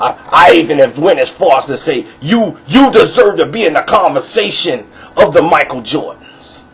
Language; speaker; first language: English; native; English